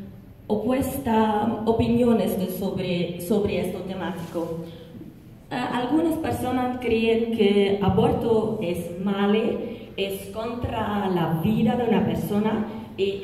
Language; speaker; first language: Spanish; non-native, learner; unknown